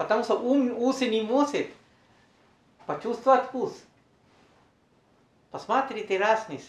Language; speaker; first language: Russian; non-native, learner; Sinhala